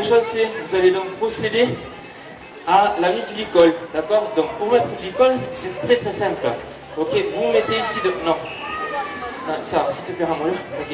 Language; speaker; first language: French; native; French